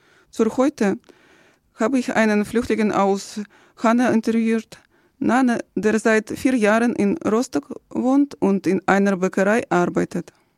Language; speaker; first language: German; non-native, fluent; Russian